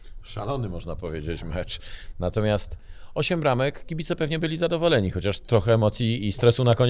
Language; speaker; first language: Polish; native; Polish